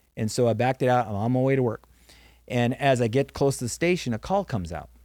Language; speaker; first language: English; native; English